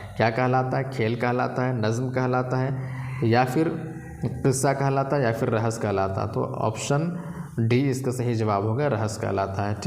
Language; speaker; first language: Hindi; non-native, local second language; Urdu